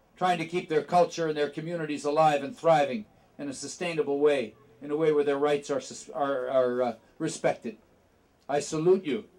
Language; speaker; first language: English; native; English